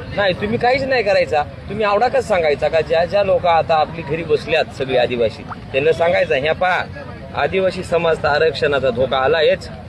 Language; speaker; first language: Marathi; non-native, local second language; Kukna